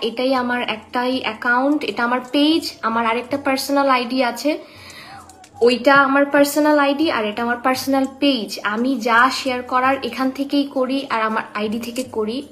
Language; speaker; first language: Bangla; non-native, local second language; Kok Borok